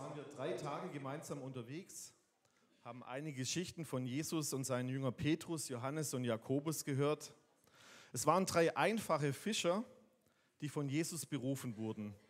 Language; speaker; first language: German; native; German